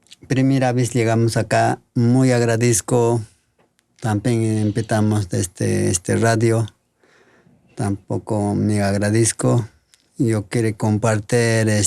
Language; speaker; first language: Spanish; non-native, local second language; Quechua